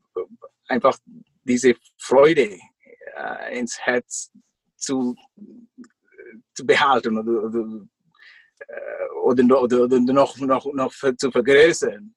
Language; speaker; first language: German; non-native, fluent; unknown